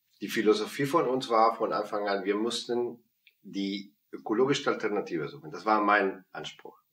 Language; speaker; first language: German; non-native, fluent; Spanish